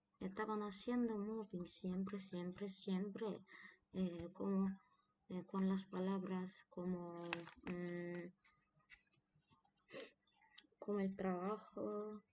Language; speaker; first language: Spanish; non-native, learner; Turkish